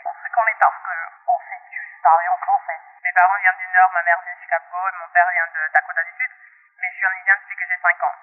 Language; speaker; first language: French; non-native, local second language; English